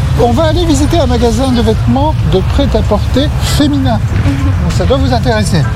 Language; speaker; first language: French; native; French